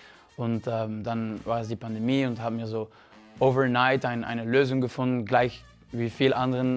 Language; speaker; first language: German; non-native, fluent; French